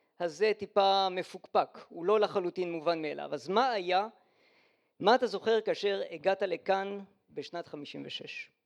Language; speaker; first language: Hebrew; native; Hebrew